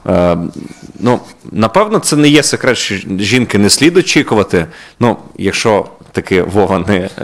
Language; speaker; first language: Ukrainian; native; Ukrainian